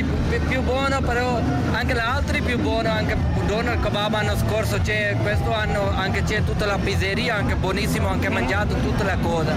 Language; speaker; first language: Italian; non-native, learner; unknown